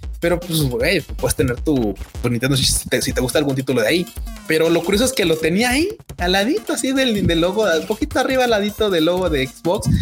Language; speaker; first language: Spanish; native; Spanish